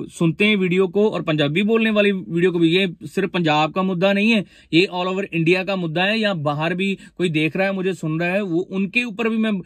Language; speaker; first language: Hindi; non-native, local second language; Punjabi